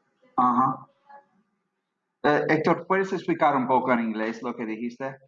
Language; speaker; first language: Spanish; non-native, fluent; English